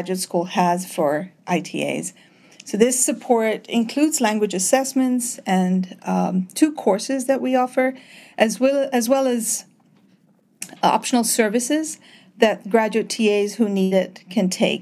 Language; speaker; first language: English; native; English